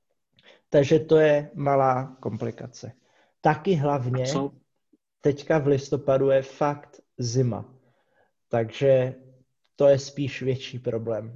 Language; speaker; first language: Czech; non-native, fluent; English